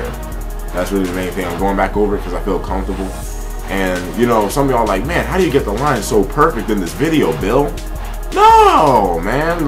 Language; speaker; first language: English; native; English